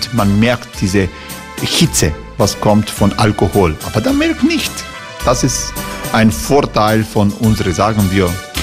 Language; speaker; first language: German; non-native, learner; Croatian